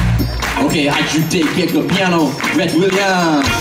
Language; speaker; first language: French; non-native, learner; English